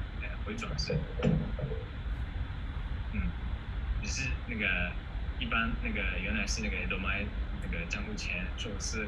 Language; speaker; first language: Chinese; non-native, fluent; Japanese